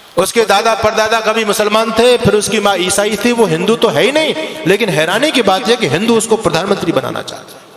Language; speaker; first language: Hindi; native; Hindi